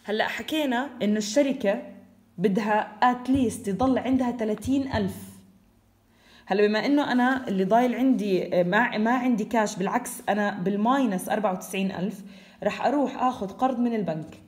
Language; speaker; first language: Arabic; native; Arabic